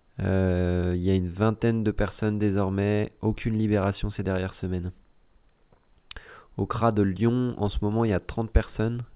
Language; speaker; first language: French; native; French